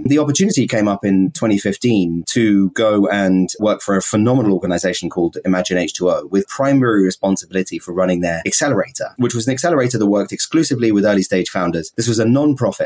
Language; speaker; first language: English; native; English